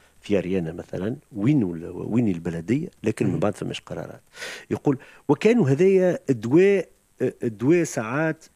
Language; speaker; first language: Arabic; native; Arabic